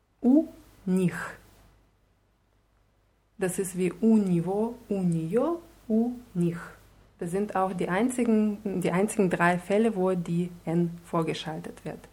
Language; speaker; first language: German; non-native, fluent; Russian